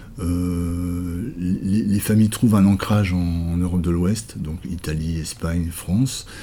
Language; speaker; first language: French; native; French